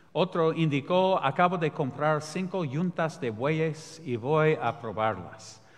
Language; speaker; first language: Spanish; non-native, fluent; English